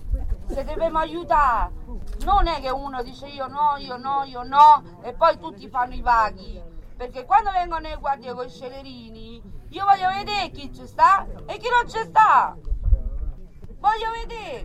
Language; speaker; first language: Italian; early bilingual, other home language; Spanish